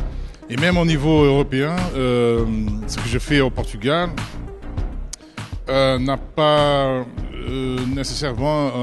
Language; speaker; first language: French; non-native, fluent; Portuguese